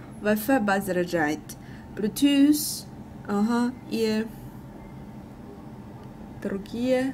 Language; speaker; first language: Russian; non-native, learner; Chinese